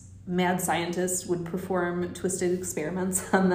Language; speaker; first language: English; native; English